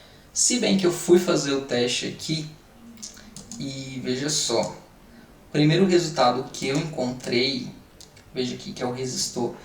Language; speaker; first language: Portuguese; native; Portuguese